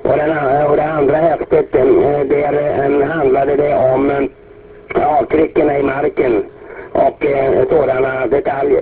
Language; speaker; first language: Swedish; native; Swedish